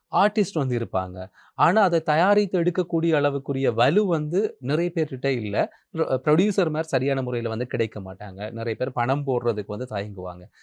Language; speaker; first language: Tamil; native; Tamil